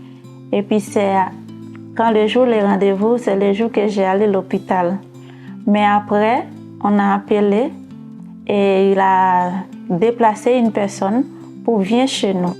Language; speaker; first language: French; non-native, learner; Haitian Creole